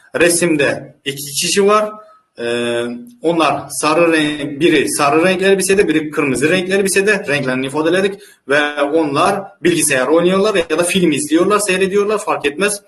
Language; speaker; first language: Turkish; non-native, fluent; Uzbek